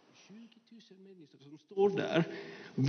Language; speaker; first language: Swedish; non-native, fluent; Finnish